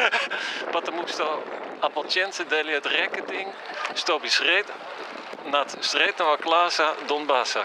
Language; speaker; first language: Russian; non-native, fluent; Dutch